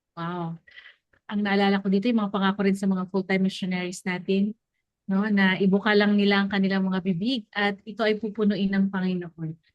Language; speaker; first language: Filipino; native; Filipino